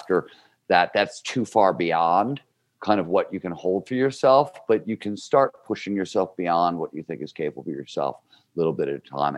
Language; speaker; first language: English; native; English